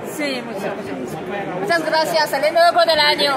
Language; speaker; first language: Spanish; non-native, fluent; French